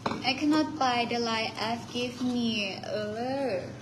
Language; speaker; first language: English; non-native, learner; Thai